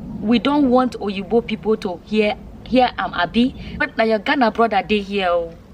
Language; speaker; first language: Nigerian Pidgin; native; Nigerian Pidgin